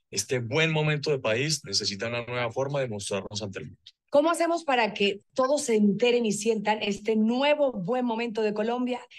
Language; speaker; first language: Spanish; native; Spanish